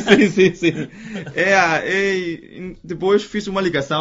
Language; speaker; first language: Portuguese; non-native, fluent; Chinese